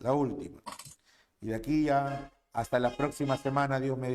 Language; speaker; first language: Spanish; native; Spanish